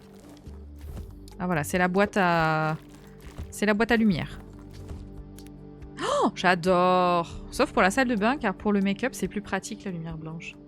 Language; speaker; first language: French; native; French